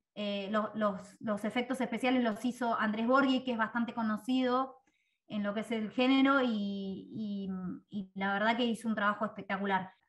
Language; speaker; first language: Spanish; native; Spanish